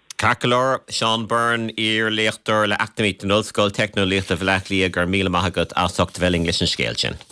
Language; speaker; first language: Irish; native; Irish